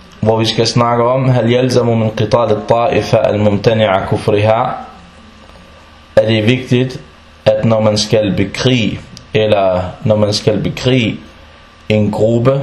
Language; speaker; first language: Danish; non-native, fluent; Arabic